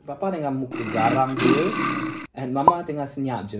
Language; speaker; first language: Malay; non-native, fluent; German